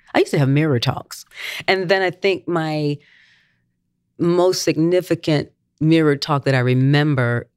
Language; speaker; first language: English; native; English